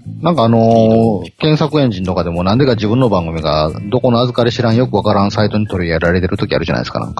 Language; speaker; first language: Japanese; native; Japanese